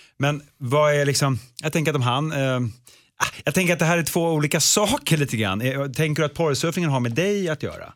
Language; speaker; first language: Swedish; native; Swedish